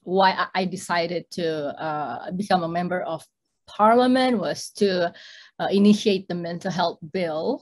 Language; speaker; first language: English; non-native, fluent; Indonesian